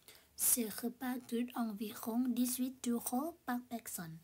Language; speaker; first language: French; non-native, learner; Thai